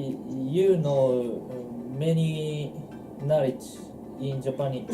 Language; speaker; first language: English; non-native, learner; Japanese